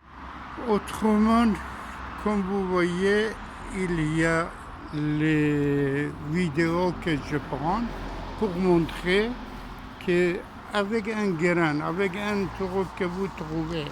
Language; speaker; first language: French; non-native, fluent; Persian